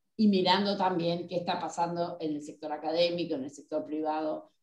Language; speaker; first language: Spanish; native; Spanish